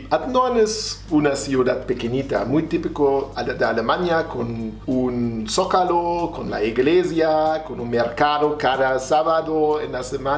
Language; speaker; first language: Spanish; non-native, fluent; German